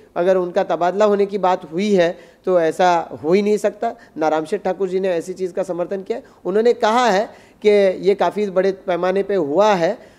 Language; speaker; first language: Hindi; non-native, local second language; Marathi